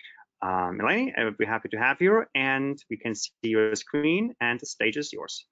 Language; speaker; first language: English; non-native, fluent; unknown